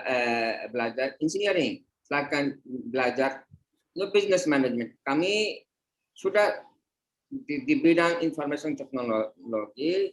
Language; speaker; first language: Indonesian; non-native, fluent; Hindi